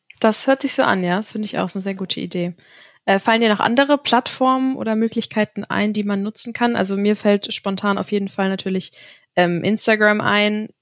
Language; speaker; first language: German; native; German